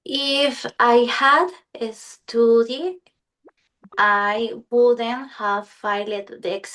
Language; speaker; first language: English; non-native, learner; Spanish